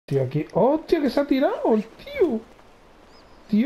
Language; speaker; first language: Spanish; native; Spanish